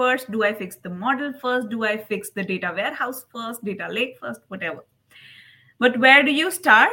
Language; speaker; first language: English; non-native, local second language; Hindi